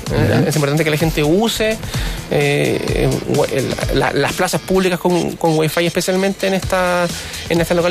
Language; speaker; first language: Spanish; native; Spanish